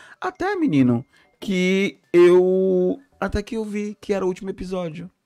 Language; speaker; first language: Portuguese; native; Portuguese